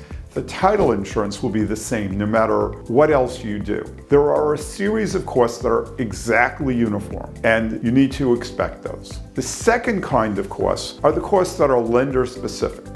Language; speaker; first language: English; native; English